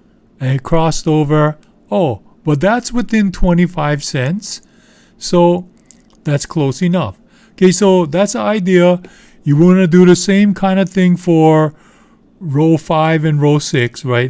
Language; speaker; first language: English; native; English